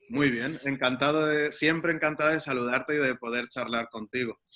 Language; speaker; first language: Spanish; native; Spanish